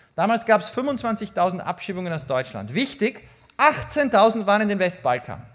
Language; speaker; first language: German; native; German